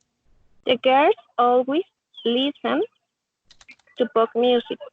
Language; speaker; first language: English; non-native, learner; Spanish